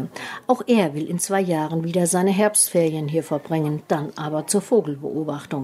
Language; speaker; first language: German; native; German